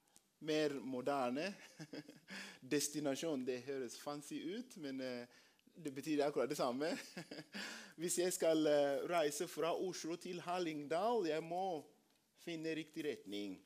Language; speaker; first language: Norwegian; non-native, fluent; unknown